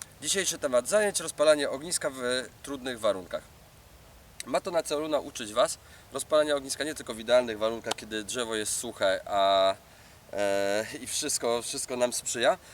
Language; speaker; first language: Polish; native; Polish